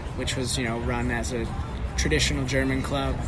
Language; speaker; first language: English; native; English